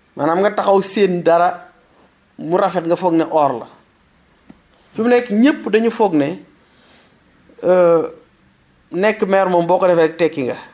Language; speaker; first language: Wolof; native; Wolof